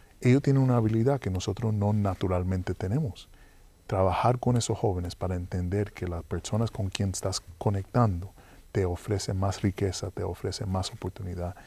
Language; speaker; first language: Spanish; early bilingual, heritage; Spanish